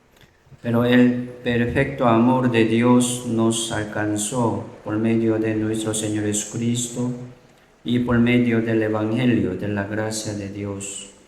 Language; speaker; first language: Spanish; non-native, learner; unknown